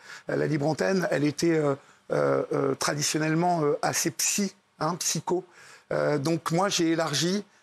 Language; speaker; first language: French; native; French